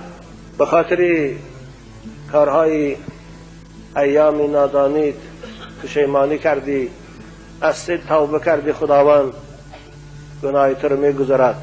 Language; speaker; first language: Persian; native; Persian